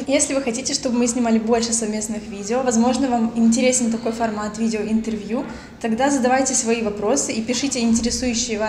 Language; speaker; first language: Russian; native; Russian